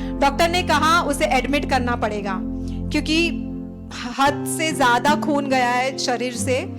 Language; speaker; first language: Hindi; non-native, local second language; Marathi